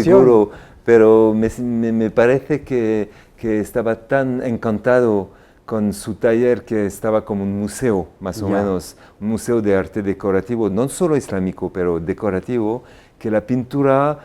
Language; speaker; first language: Spanish; non-native, fluent; French